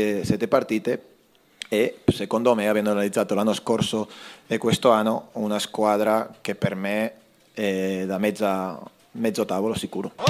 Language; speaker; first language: Italian; non-native, fluent; Spanish